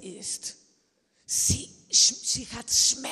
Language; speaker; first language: German; non-native, learner; Spanish